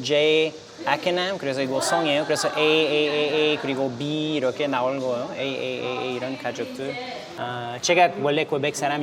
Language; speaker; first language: Korean; non-native, learner; French